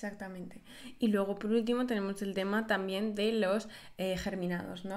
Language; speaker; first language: Spanish; native; Spanish